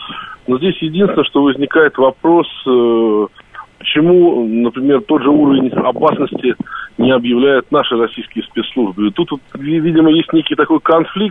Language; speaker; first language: Russian; native; Russian